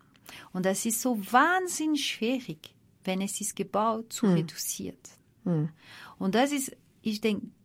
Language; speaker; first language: German; non-native, fluent; French